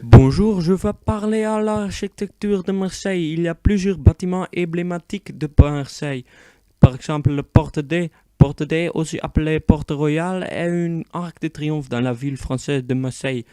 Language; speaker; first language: French; non-native, learner; Dutch